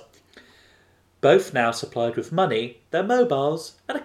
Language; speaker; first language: English; native; English